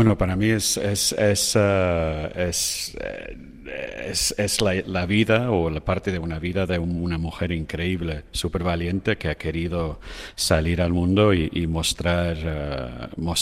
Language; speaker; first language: Spanish; non-native, fluent; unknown